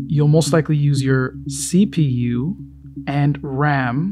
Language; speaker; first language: English; native; English